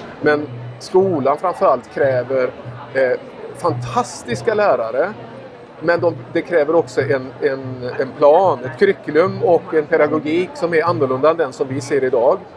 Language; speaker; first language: Swedish; native; Swedish